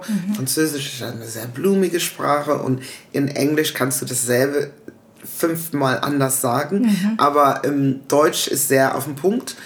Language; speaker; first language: German; early bilingual, other home language; English